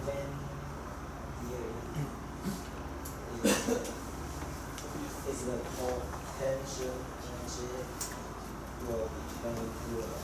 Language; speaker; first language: English; non-native, learner; Chinese